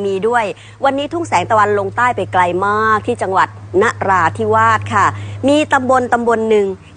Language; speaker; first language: Thai; native; Thai